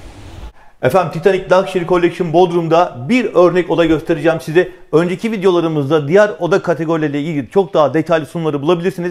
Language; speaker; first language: Turkish; native; Turkish